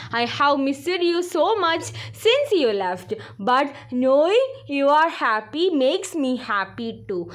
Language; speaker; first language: English; non-native, local second language; Malayalam